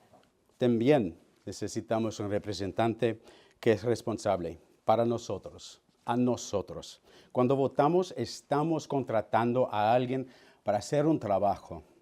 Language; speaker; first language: Spanish; early bilingual, heritage; Spanish